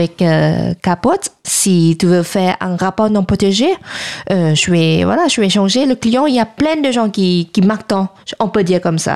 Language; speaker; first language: French; non-native, fluent; Thai